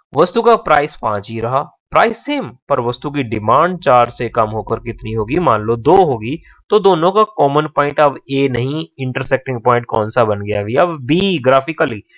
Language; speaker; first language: Hindi; native; Hindi